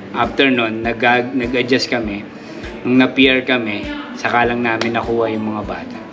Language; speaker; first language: Filipino; native; Filipino